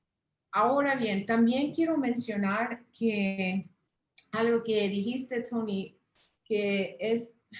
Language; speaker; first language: Spanish; early bilingual, heritage; English